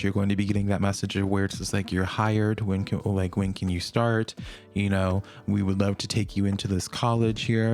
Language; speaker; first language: English; native; English